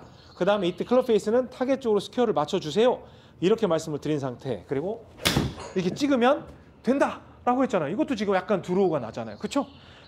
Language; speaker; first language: Korean; native; Korean